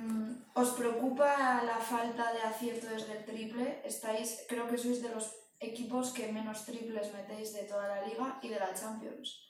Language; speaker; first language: Spanish; native; Spanish